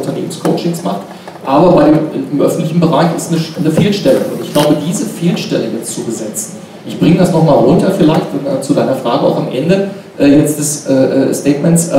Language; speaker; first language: German; native; German